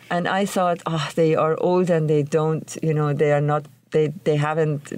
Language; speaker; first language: English; non-native, fluent; Persian